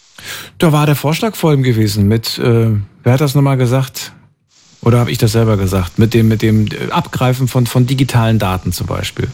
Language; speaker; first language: German; native; German